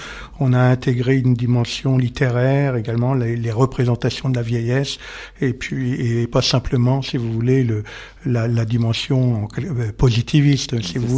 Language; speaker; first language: French; native; French